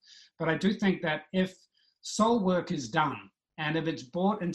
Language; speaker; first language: English; native; English